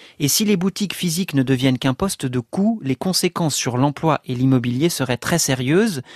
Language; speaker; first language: French; native; French